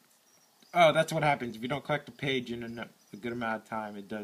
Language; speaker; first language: English; native; English